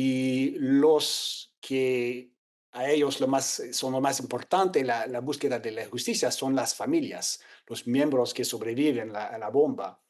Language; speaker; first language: Spanish; non-native, fluent; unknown